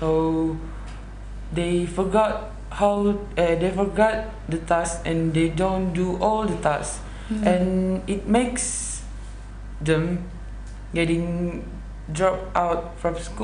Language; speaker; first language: English; non-native, learner; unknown